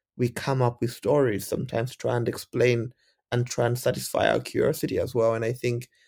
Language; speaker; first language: English; non-native, local second language; Bemba